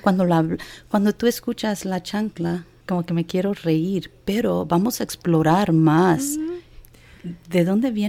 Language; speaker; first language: Spanish; early bilingual, heritage; Spanish